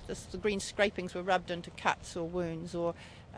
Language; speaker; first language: English; native; English